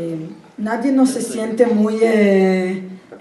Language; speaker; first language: Spanish; non-native, fluent; Hebrew